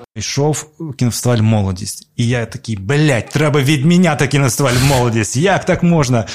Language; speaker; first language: Ukrainian; non-native, local second language; Crimean Tatar